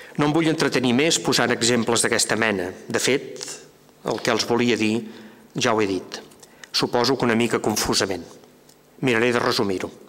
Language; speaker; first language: Catalan; native; Catalan